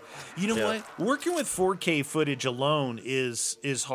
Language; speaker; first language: English; native; English